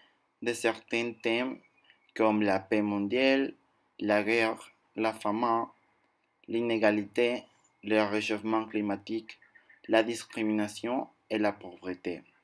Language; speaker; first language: French; non-native, learner; Spanish